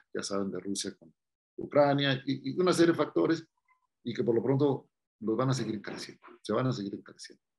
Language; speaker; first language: Spanish; native; Spanish